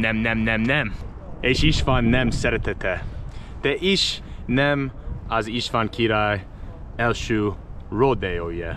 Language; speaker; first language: Hungarian; non-native, learner; English